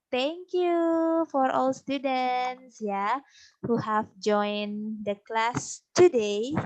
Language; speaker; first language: English; non-native, fluent; Indonesian